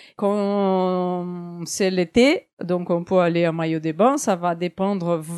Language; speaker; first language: French; non-native, fluent; Portuguese